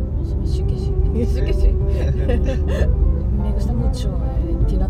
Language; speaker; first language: Spanish; non-native, learner; Japanese